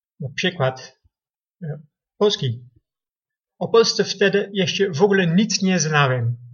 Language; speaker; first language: Polish; non-native, learner; Dutch